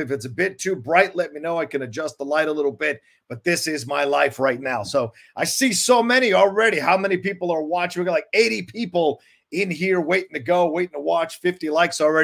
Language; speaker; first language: English; native; English